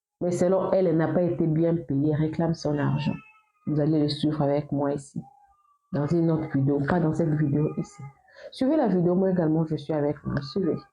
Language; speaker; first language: French; non-native, local second language; Lingala